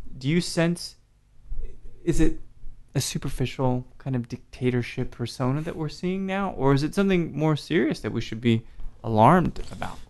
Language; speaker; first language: English; native; English